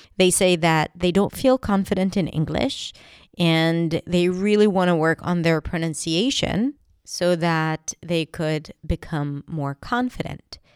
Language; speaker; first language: English; non-native, fluent; Hebrew